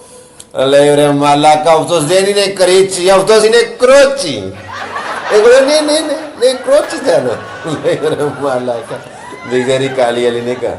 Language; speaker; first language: Greek; non-native, learner; Punjabi